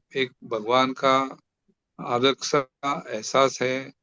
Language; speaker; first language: Hindi; non-native, local second language; Marathi